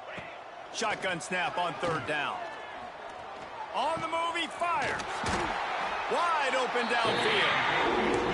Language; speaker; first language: English; native; English